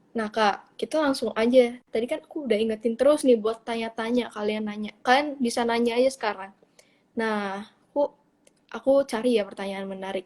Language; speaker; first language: Indonesian; native; Indonesian